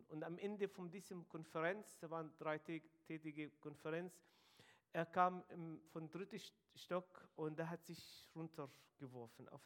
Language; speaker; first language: German; non-native, fluent; Arabic